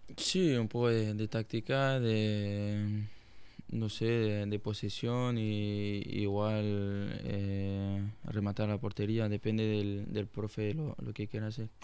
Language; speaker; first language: Spanish; non-native, fluent; French